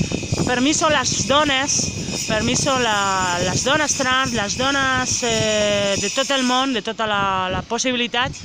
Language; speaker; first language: Catalan; non-native, local second language; Spanish